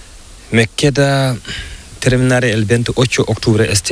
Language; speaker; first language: Spanish; non-native, learner; Fula